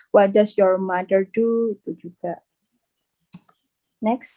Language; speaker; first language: English; non-native, learner; Indonesian